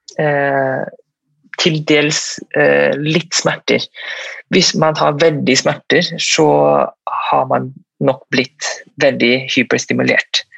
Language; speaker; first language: Norwegian; non-native, fluent; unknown